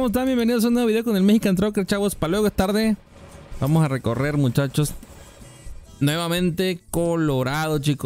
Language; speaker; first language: Spanish; native; Spanish